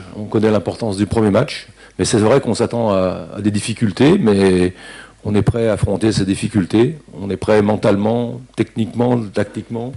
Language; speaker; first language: French; native; French